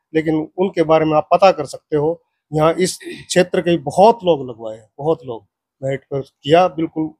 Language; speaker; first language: Hindi; native; Hindi